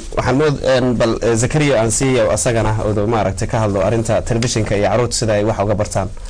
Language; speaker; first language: Somali; early bilingual, heritage; Somali